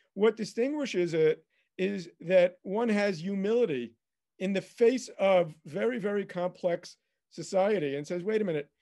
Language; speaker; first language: English; native; English